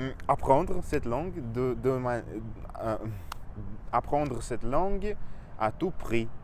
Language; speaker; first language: French; non-native, fluent; Russian